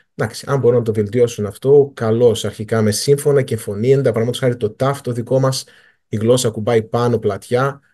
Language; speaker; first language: Greek; native; Greek